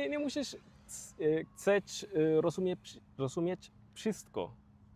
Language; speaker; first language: Polish; non-native, learner; Spanish